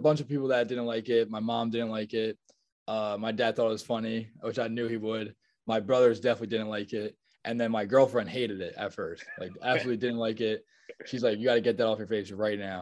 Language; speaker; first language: English; native; English